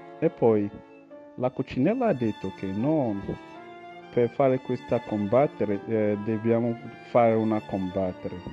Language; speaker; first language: Italian; non-native, learner; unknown